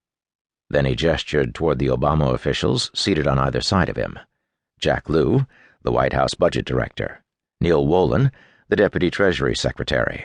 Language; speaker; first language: English; native; English